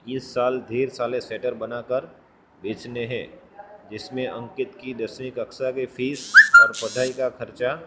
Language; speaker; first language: Hindi; non-native, local second language; Gujarati